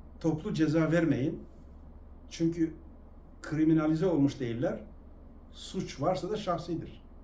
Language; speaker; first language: Turkish; non-native, local second language; Kurdish